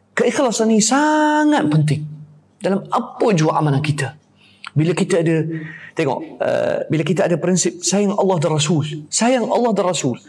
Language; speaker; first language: Malay; native; Malay